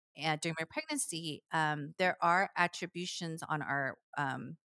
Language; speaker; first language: English; early bilingual, other home language; Korean